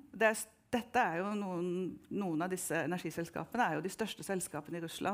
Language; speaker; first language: Norwegian; native; Norwegian